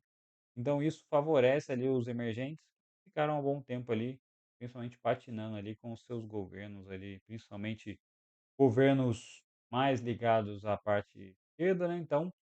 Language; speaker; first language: Portuguese; native; Portuguese